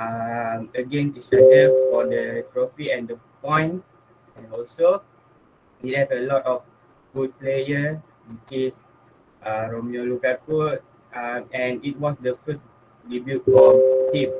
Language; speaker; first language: English; non-native, local second language; Malay